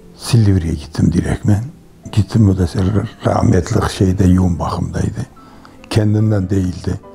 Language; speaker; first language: Turkish; native; Turkish